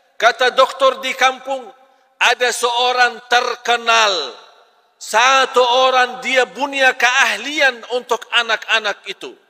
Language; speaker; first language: Malay; non-native, fluent; Arabic